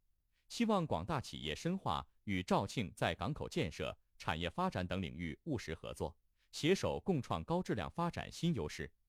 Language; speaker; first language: Chinese; native; Chinese